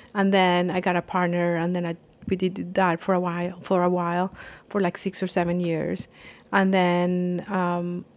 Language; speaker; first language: English; non-native, fluent; Spanish